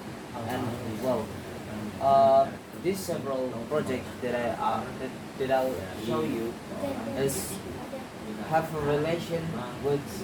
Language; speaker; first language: English; non-native, learner; Indonesian